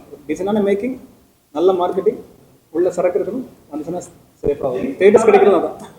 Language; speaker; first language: Tamil; native; Tamil